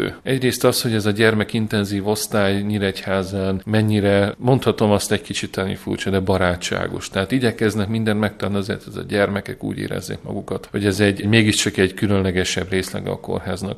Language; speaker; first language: Hungarian; native; Hungarian